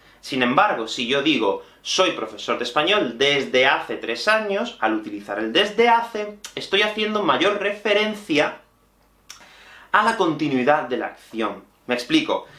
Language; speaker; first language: Spanish; native; Spanish